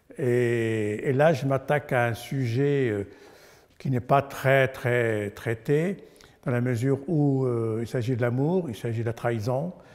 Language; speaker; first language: French; non-native, local second language; Arabic